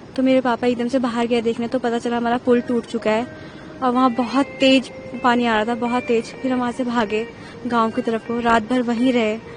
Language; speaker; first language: Hindi; native; Hindi